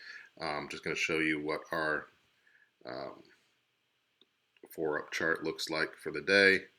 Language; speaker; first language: English; native; English